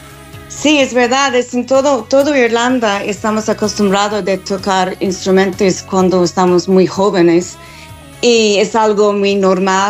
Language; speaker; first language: Spanish; non-native, fluent; English